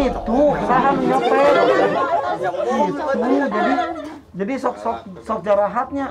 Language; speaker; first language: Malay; non-native, local second language; Sundanese